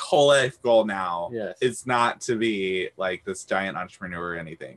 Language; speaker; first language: English; native; English